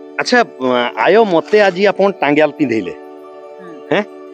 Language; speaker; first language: Hindi; non-native, local second language; Odia